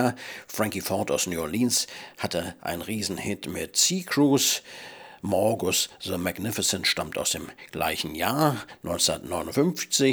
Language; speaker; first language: German; native; German